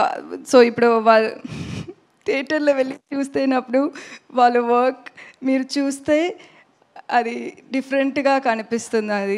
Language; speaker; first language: Telugu; non-native, learner; Tamil